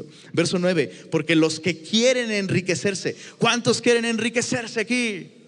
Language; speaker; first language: Spanish; native; Spanish